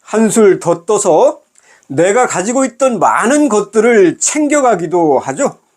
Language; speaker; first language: Korean; native; Korean